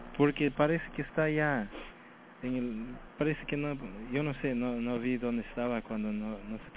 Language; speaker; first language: Spanish; early bilingual, heritage; Spanish